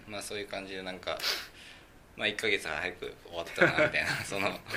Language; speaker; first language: Japanese; native; Japanese